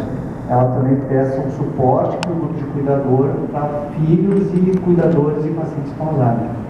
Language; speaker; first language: Portuguese; native; Portuguese